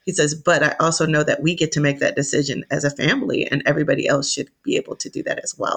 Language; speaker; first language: English; native; English